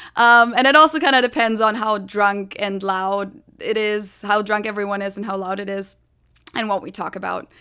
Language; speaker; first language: English; non-native, fluent; German